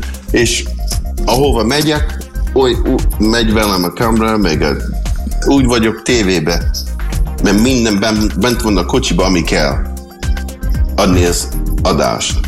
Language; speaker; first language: Hungarian; early bilingual, heritage; English